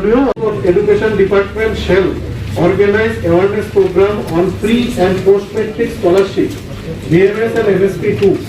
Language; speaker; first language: English; non-native, local second language; Bangla